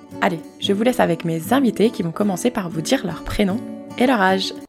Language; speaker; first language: French; native; French